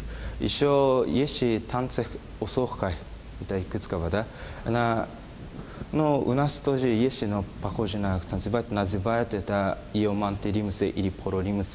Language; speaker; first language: Russian; non-native, learner; Japanese